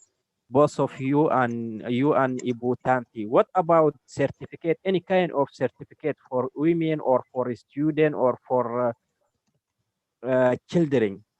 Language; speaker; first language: English; non-native, learner; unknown